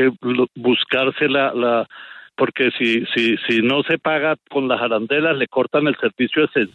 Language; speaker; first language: Spanish; native; Spanish